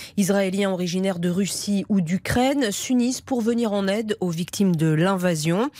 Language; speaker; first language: French; native; French